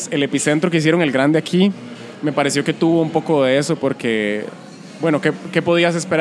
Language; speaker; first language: Spanish; native; Spanish